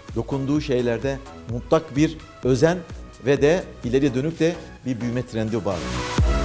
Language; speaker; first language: Turkish; native; Turkish